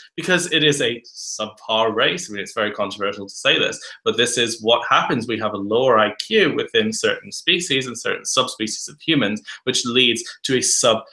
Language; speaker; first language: English; native; English